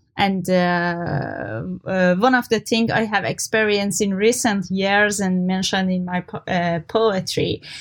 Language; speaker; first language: English; non-native, fluent; Persian